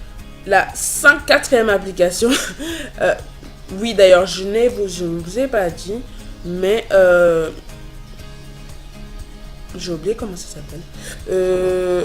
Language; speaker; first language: French; native; French